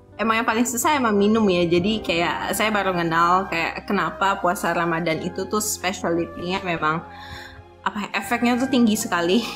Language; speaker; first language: Indonesian; native; Indonesian